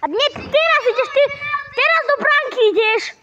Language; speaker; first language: Polish; non-native, learner; Slovak